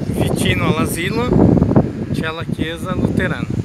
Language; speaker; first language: Italian; non-native, learner; Portuguese